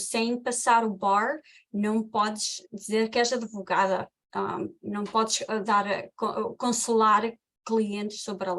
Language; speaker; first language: Portuguese; early bilingual, heritage; Portuguese